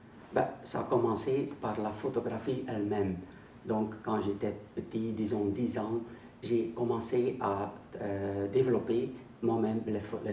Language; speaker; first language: French; non-native, local second language; Dutch